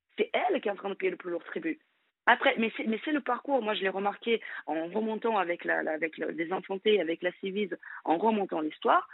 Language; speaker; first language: French; non-native, fluent; Portuguese